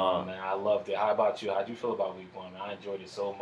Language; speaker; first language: English; native; English